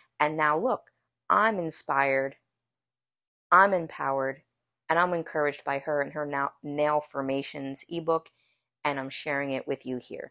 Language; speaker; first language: English; native; English